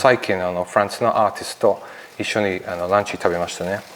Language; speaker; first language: Japanese; non-native, learner; English